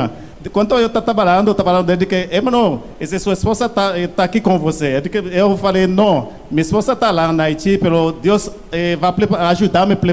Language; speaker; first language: Portuguese; non-native, learner; Haitian Creole